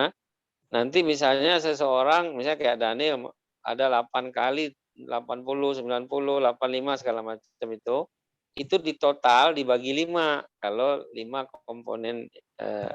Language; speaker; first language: Indonesian; native; Indonesian